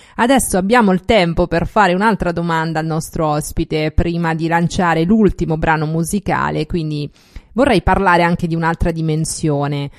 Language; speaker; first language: Italian; native; Italian